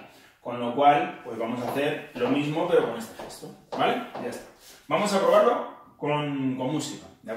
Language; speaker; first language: Spanish; native; Spanish